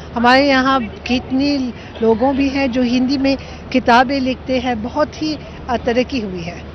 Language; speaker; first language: Hindi; early bilingual, heritage; Hindi